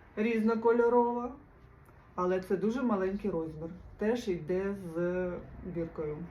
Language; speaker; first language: Ukrainian; non-native, local second language; Russian